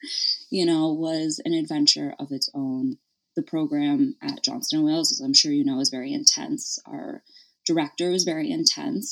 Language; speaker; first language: English; native; English